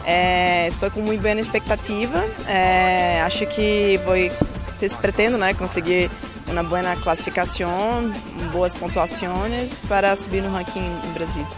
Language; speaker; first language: Spanish; non-native, learner; Portuguese